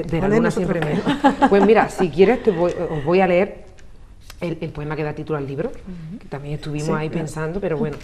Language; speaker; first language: Spanish; native; Spanish